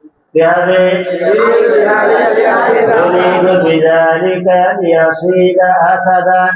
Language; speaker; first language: Arabic; non-native, learner; Bangla